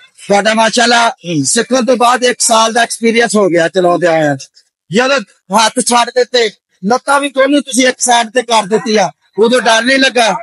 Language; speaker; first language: Punjabi; native; Punjabi